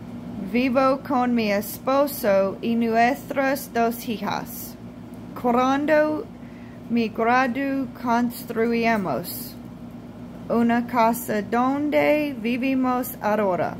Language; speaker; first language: Spanish; non-native, learner; English